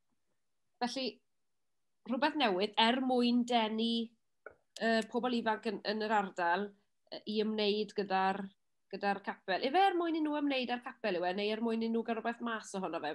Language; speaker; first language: Welsh; native; Welsh